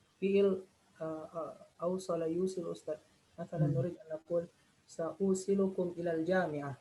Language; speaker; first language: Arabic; non-native, learner; Indonesian